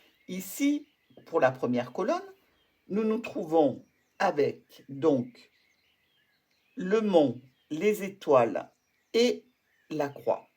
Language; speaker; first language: French; native; French